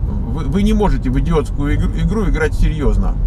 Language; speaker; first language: Russian; native; Russian